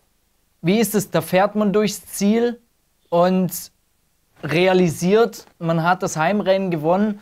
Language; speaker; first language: German; native; German